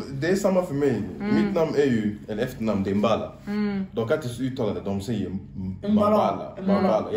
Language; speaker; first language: Swedish; non-native, local second language; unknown